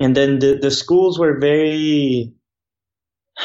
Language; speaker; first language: English; non-native, fluent; Spanish